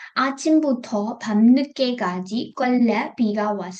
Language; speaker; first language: Korean; non-native, fluent; Burmese